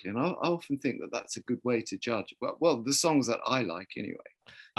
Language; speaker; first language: English; native; English